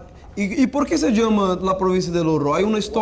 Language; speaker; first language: Spanish; non-native, fluent; Portuguese